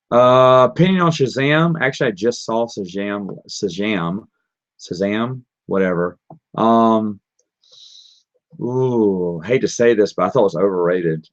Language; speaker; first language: English; native; English